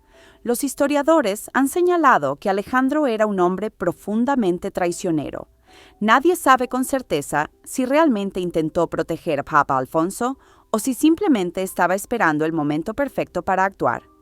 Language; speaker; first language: Spanish; native; Spanish